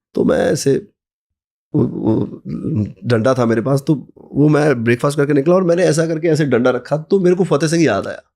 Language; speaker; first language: Hindi; non-native, local second language; Punjabi